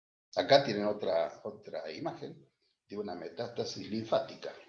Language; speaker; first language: Spanish; native; Spanish